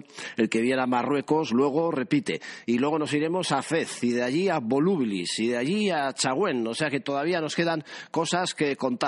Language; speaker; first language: Spanish; native; Spanish